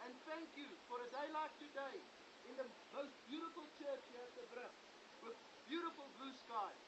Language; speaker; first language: English; non-native, local second language; Afrikaans